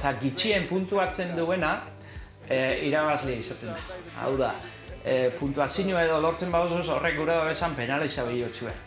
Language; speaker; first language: Basque; non-native, fluent; English